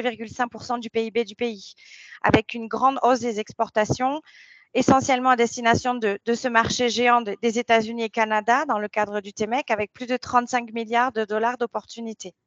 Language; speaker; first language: French; native; French